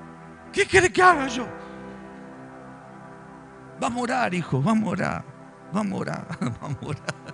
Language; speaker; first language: Spanish; native; Spanish